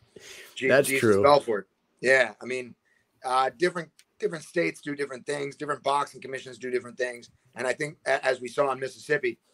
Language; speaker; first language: English; native; English